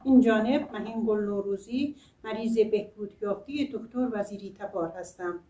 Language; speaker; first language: Persian; non-native, local second language; Azerbaijani